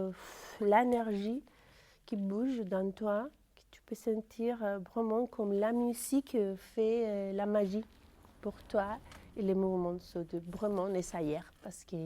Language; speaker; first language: French; non-native, fluent; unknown